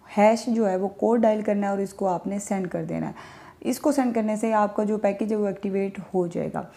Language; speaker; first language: Urdu; non-native, local second language; Punjabi